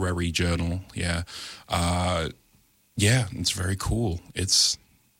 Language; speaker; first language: English; non-native, local second language; Māori